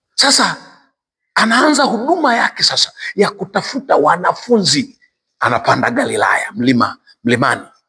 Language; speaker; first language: Swahili; native; Swahili